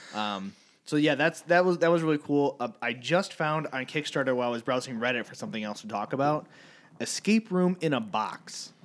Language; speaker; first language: English; native; English